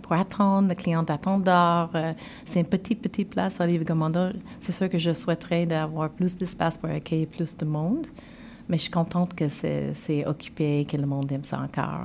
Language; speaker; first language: French; non-native, fluent; English